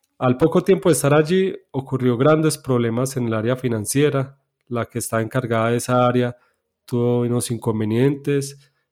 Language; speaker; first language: Spanish; native; Spanish